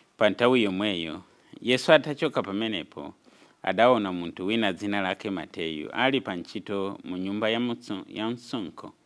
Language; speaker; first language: Nyanja; non-native, fluent; Nyankole